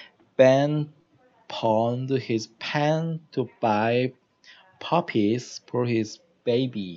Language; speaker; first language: English; non-native, learner; Korean